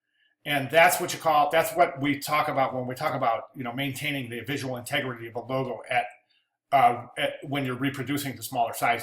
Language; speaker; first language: English; native; English